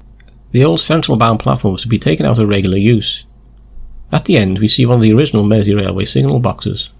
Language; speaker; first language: English; native; English